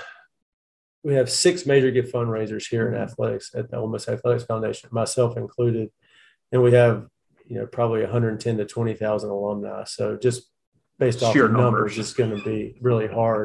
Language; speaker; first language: English; native; English